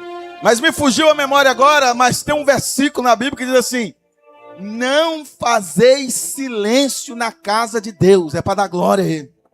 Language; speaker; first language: Portuguese; native; Portuguese